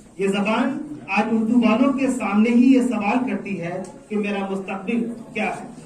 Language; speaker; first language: Urdu; native; Urdu